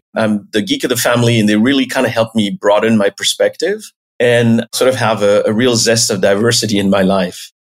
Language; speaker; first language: English; non-native, fluent; French